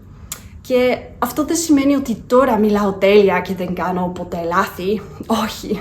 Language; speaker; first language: Greek; non-native, fluent; Dutch